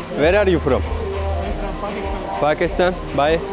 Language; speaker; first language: English; non-native, learner; Turkish